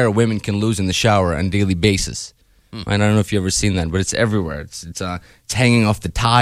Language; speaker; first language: English; non-native, fluent; Ukrainian